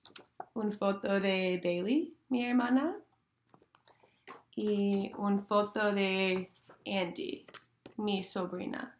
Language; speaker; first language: Spanish; non-native, learner; English